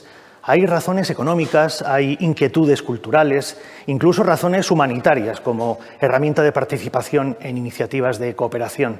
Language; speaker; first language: Spanish; native; Spanish